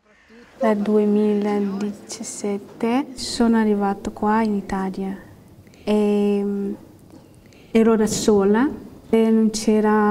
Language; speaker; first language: Italian; non-native, learner; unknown